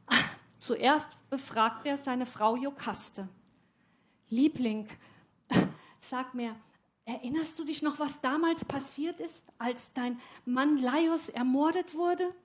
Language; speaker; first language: German; native; German